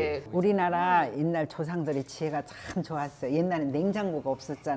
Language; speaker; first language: Korean; native; Korean